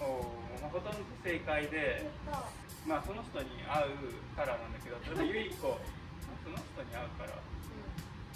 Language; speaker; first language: Japanese; native; Japanese